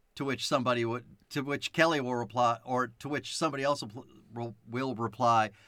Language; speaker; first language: English; native; English